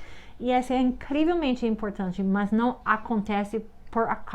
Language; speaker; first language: Portuguese; non-native, fluent; English